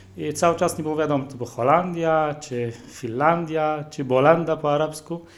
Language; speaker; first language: Polish; non-native, fluent; Arabic